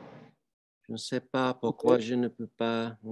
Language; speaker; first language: French; non-native, learner; English